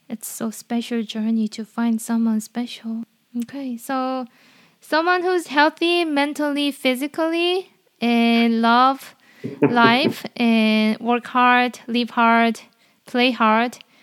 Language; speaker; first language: English; non-native, fluent; Korean